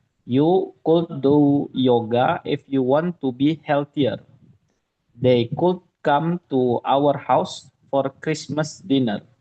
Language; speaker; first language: English; non-native, learner; Indonesian